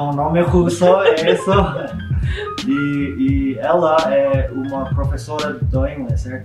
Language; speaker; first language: Portuguese; non-native, learner; English